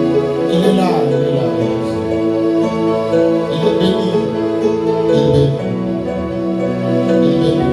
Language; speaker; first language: French; non-native, local second language; Lingala